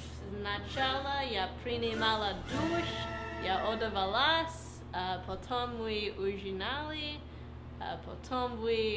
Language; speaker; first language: Russian; non-native, learner; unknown